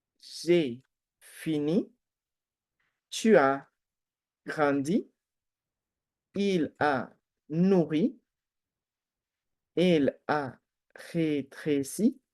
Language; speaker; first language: French; non-native, fluent; Spanish